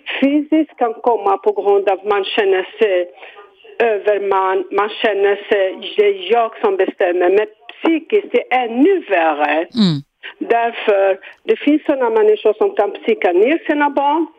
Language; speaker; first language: Swedish; non-native, fluent; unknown